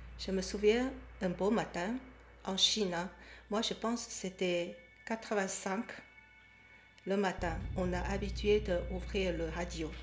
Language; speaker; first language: French; non-native, fluent; Chinese